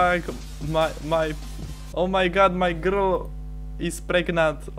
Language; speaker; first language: English; non-native, learner; Slovak